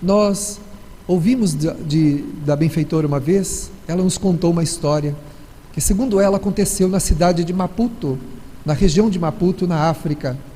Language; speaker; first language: Portuguese; native; Portuguese